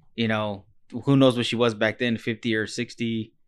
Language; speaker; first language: English; native; English